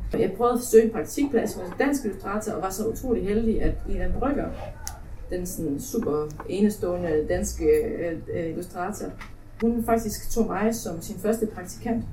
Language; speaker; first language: Danish; early bilingual, other home language; Polish